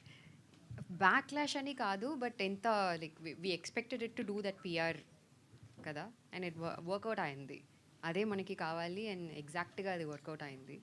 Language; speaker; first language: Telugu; non-native, fluent; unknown